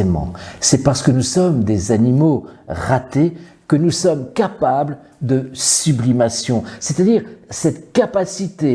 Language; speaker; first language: French; native; French